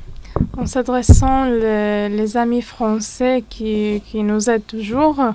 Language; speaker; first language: French; non-native, learner; Arabic